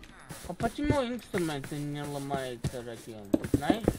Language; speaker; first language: Russian; non-native, learner; Latvian